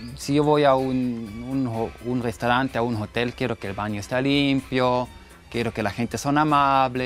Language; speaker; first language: Spanish; non-native, fluent; German